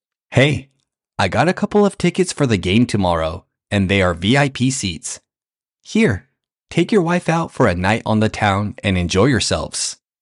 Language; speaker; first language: English; native; English